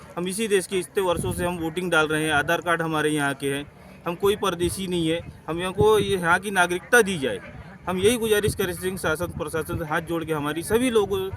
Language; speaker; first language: Hindi; native; Hindi